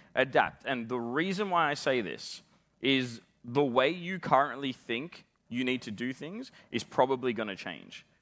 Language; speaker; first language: English; native; English